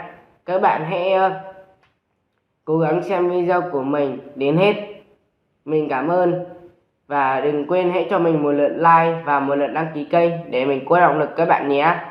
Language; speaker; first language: Vietnamese; native; Vietnamese